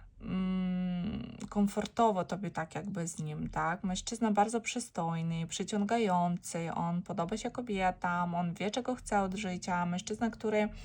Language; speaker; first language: Polish; non-native, learner; Ukrainian